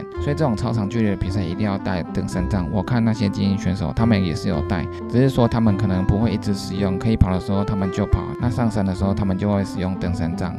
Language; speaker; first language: Chinese; native; Chinese